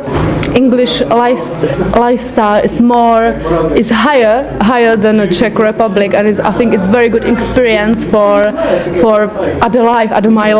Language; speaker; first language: English; non-native, learner; Czech